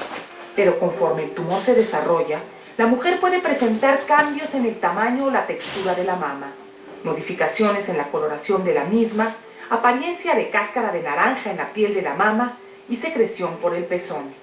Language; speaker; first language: Spanish; native; Spanish